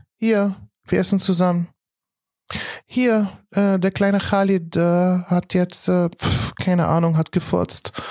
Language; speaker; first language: German; non-native, fluent; Arabic